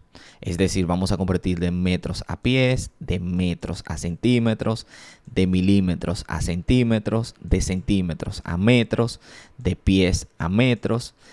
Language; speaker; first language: Spanish; native; Spanish